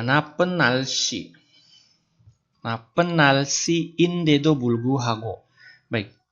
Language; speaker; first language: Korean; non-native, fluent; Indonesian